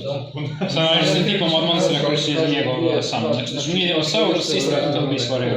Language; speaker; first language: Bosnian; native; Bosnian